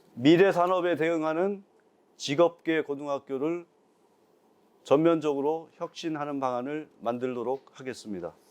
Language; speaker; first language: Korean; native; Korean